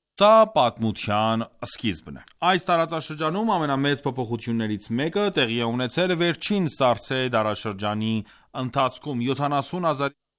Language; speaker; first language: Armenian; native; Armenian